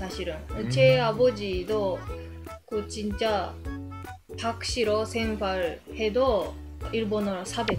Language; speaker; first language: Korean; non-native, learner; Japanese